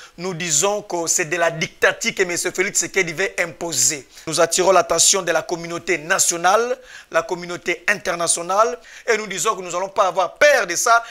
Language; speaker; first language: French; non-native, local second language; Lingala